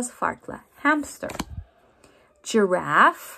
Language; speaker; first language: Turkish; non-native, learner; English